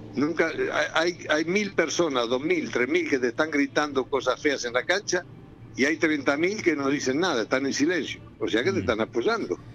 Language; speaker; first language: Spanish; native; Spanish